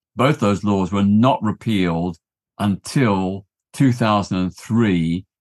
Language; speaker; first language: English; native; English